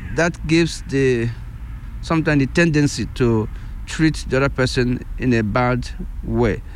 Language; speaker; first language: English; non-native, local second language; Igbo